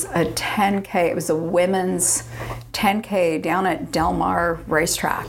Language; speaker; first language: English; native; English